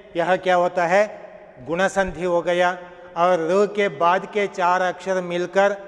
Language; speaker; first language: Hindi; non-native, local second language; Kannada